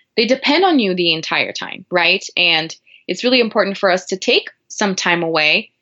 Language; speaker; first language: English; non-native, fluent; Portuguese